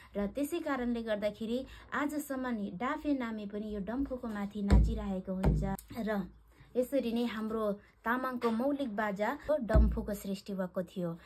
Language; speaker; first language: Nepali; non-native, local second language; Eastern Tamang